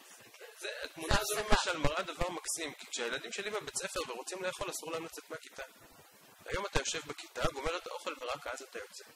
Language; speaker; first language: Hebrew; native; Hebrew